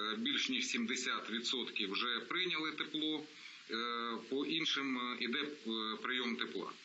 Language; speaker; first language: Ukrainian; non-native, local second language; Russian